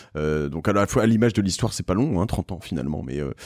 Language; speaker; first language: French; native; French